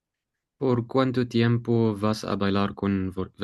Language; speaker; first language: Spanish; non-native, learner; English